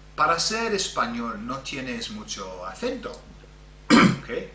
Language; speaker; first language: Spanish; non-native, fluent; English